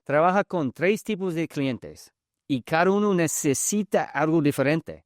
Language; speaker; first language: Spanish; early bilingual, heritage; English